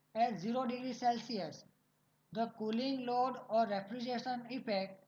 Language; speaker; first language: English; non-native, local second language; Gujarati